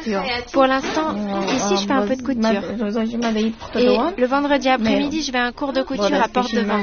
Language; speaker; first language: French; non-native, fluent; Persian